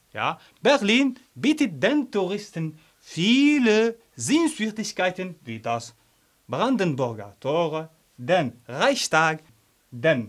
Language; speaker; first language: German; non-native, fluent; Arabic